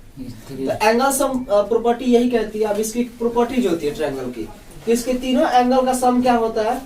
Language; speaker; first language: Hindi; native; Hindi